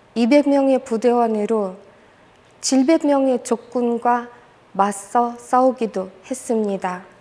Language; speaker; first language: Korean; non-native, fluent; Russian